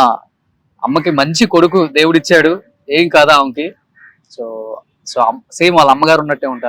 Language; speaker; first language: Telugu; native; Telugu